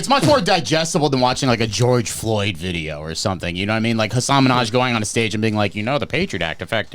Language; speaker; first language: English; native; English